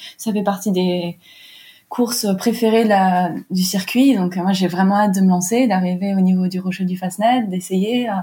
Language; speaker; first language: French; early bilingual, heritage; French